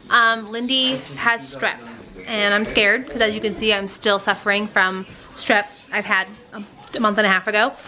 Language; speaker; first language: English; native; English